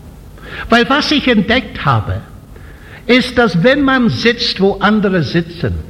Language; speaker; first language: German; non-native, fluent; English